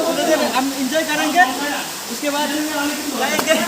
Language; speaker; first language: Hindi; non-native, local second language; Nepali